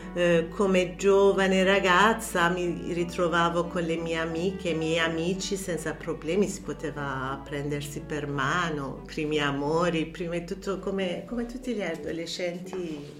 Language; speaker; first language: Italian; non-native, fluent; Persian